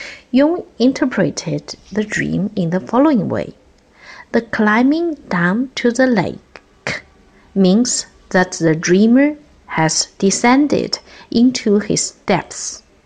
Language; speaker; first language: English; non-native, fluent; Chinese